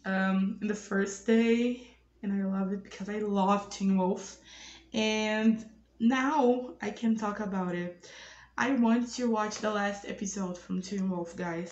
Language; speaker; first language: English; non-native, learner; Portuguese